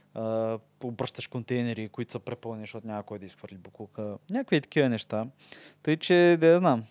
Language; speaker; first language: Bulgarian; native; Bulgarian